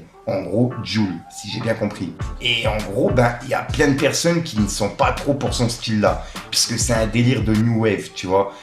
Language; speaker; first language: French; native; French